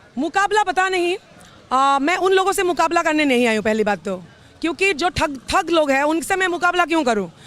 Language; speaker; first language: Hindi; non-native, local second language; Assamese